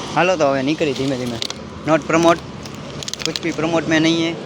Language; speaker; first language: Gujarati; native; Gujarati